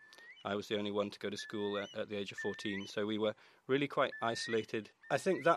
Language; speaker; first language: English; native; English